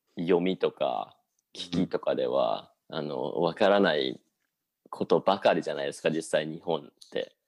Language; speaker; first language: Japanese; native; Japanese